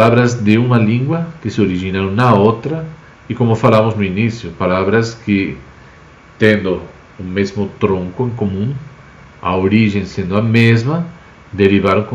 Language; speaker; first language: Portuguese; non-native, fluent; Spanish